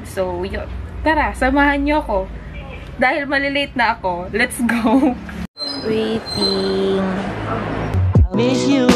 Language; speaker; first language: Filipino; non-native, local second language; Bikol